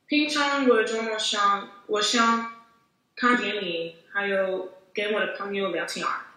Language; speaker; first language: Chinese; non-native, learner; English